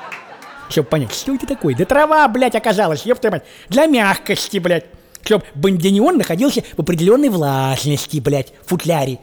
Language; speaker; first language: Russian; native; Russian